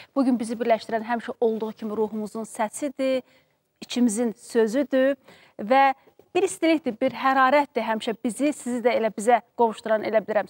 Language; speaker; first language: Azerbaijani; native; Azerbaijani